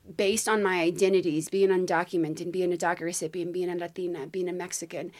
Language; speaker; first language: English; native; English